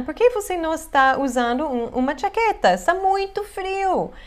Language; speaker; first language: Portuguese; non-native, fluent; English